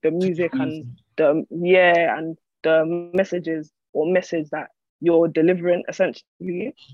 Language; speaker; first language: English; native; English